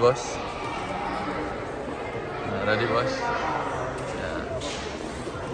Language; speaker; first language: English; non-native, learner; Indonesian